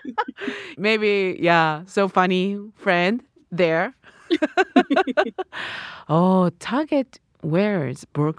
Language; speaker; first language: English; non-native, learner; Japanese